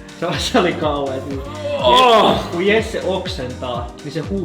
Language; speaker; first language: Finnish; native; Finnish